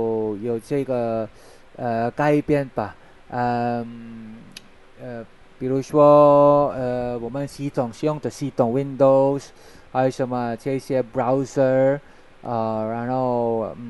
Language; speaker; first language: Chinese; non-native, fluent; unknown